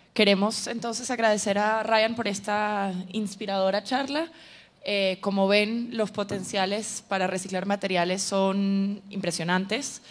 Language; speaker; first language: Spanish; native; Spanish